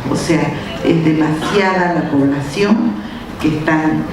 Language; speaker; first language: Spanish; native; Spanish